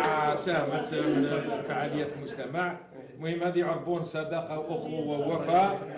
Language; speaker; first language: Arabic; native; Arabic